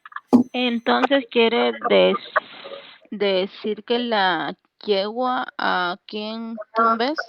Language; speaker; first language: Spanish; native; Spanish